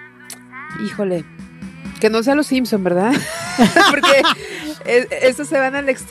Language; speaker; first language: Spanish; native; Spanish